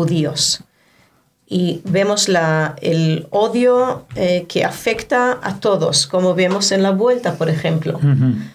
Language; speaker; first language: Spanish; non-native, fluent; Hebrew